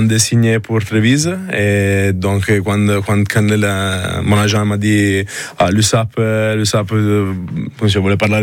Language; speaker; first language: French; non-native, learner; Italian